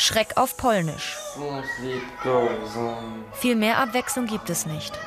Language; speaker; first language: German; native; German